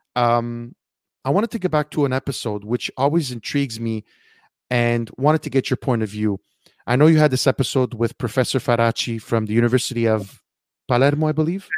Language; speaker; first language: English; early bilingual, heritage; Italian